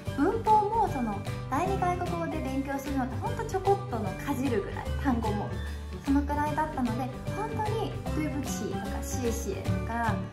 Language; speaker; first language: Japanese; native; Japanese